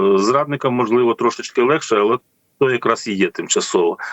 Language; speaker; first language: Ukrainian; native; Ukrainian